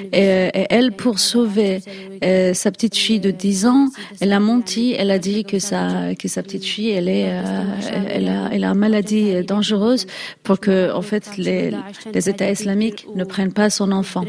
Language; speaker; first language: French; non-native, fluent; Kurdish